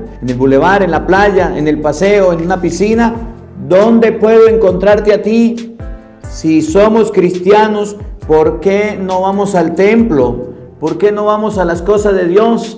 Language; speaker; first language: Spanish; native; Spanish